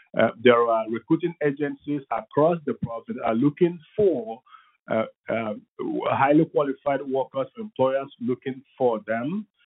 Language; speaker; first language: English; non-native, local second language; Igbo